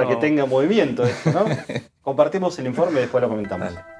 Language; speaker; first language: Spanish; native; Spanish